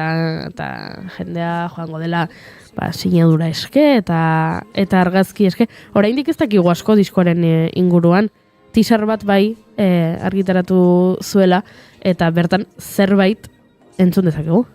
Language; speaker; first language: Basque; native; Basque